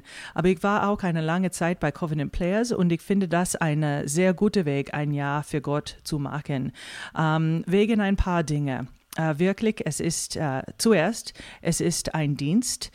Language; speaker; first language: German; non-native, fluent; English